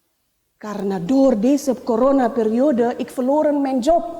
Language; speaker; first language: Dutch; non-native, learner; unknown